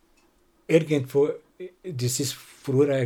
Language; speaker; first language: German; non-native, learner; Persian